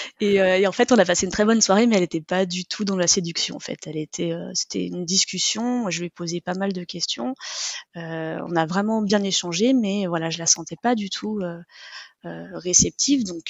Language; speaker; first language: French; native; French